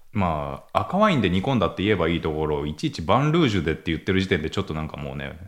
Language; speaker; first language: Japanese; native; Japanese